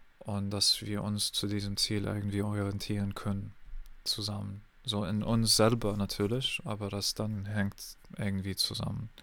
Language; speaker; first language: German; non-native, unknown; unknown